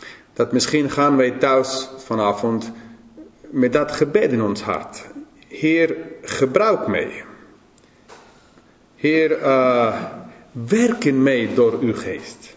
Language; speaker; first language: Dutch; non-native, fluent; English